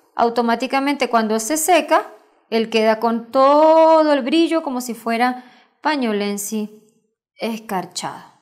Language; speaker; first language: Spanish; native; Spanish